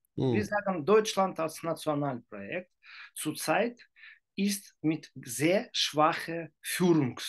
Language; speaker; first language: German; non-native, learner; Ukrainian